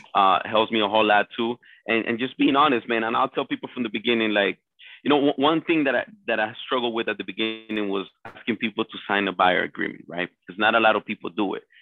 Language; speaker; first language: English; non-native, fluent; Spanish